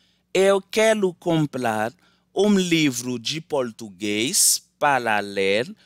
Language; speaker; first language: Portuguese; non-native, learner; Haitian Creole